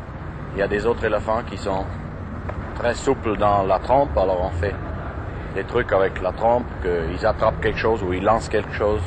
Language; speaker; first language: French; non-native, fluent; German